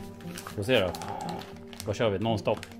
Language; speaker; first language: Swedish; native; Swedish